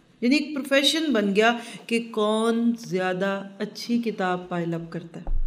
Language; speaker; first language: Urdu; early bilingual, heritage; Urdu